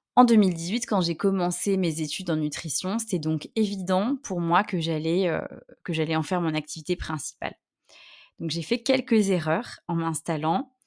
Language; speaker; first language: French; native; French